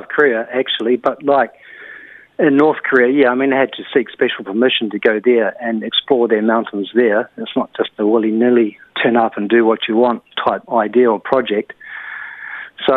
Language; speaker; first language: English; native; English